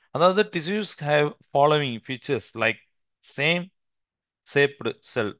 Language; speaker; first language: English; non-native, local second language; Tamil